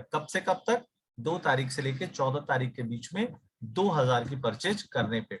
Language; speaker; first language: Hindi; native; Hindi